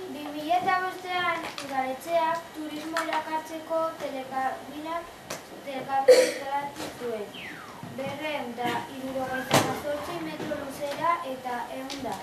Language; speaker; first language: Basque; non-native, learner; Romanian